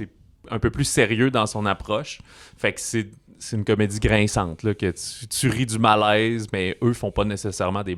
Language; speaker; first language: French; native; French